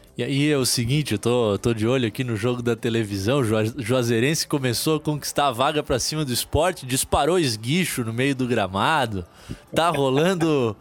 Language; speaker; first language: Portuguese; native; Portuguese